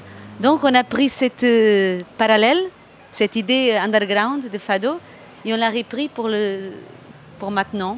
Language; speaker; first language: French; non-native, fluent; Portuguese